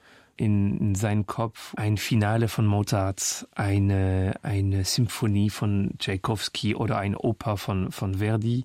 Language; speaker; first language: German; non-native, fluent; French